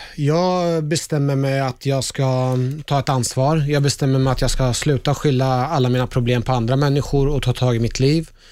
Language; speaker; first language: Swedish; early bilingual, other home language; Persian